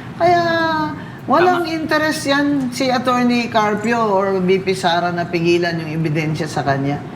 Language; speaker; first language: Filipino; non-native, local second language; Cebuano